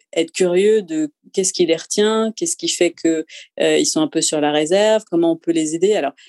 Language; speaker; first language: French; native; French